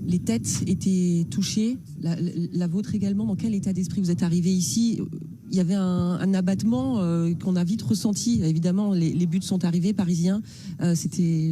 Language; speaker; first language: French; native; French